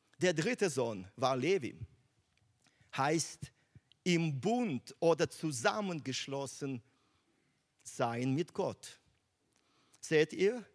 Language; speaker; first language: German; non-native, fluent; Russian